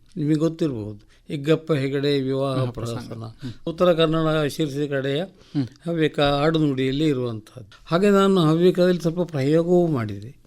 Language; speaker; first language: Kannada; native; Kannada